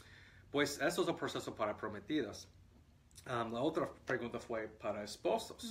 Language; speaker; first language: Spanish; non-native, fluent; English